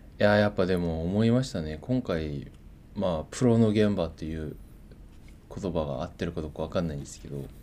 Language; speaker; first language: Japanese; native; Japanese